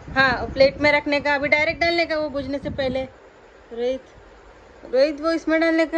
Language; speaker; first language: Hindi; non-native, local second language; Marathi